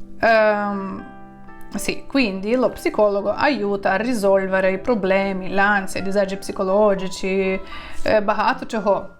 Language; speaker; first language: Italian; non-native, fluent; Ukrainian